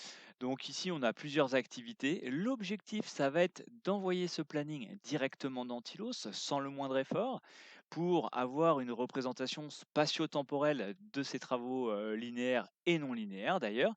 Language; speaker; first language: French; native; French